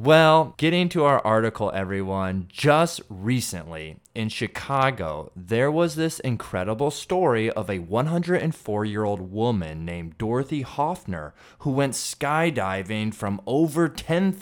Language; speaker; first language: English; native; English